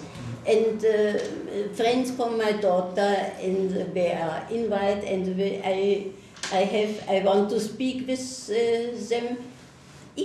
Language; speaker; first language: English; non-native, learner; German